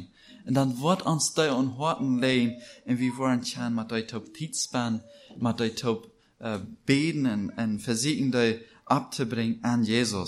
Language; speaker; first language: German; non-native, learner; Plautdietsch